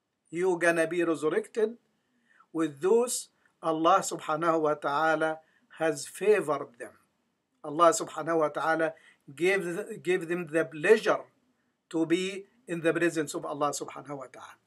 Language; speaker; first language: English; non-native, fluent; Arabic